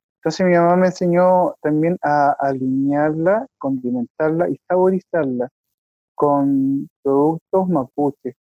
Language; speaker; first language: Spanish; native; Spanish